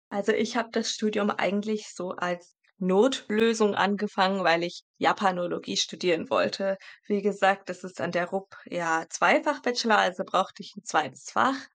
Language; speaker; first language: German; native; German